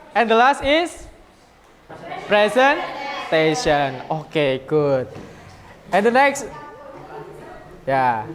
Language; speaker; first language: English; non-native, learner; Indonesian